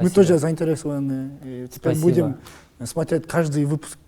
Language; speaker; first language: Russian; non-native, local second language; Kyrgyz